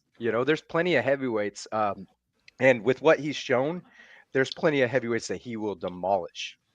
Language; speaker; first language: English; native; English